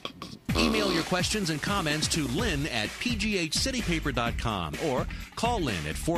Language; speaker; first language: English; native; English